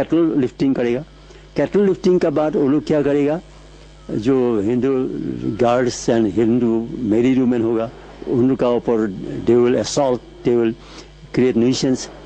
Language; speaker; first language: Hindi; non-native, local second language; Assamese